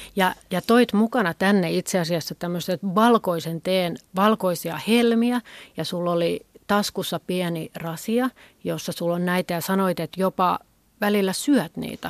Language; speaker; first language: Finnish; native; Finnish